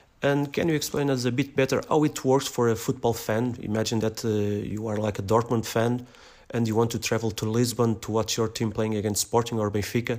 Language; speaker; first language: English; non-native, fluent; Portuguese